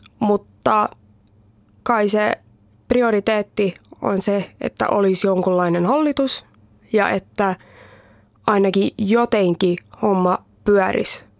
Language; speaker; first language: Finnish; early bilingual, heritage; Finnish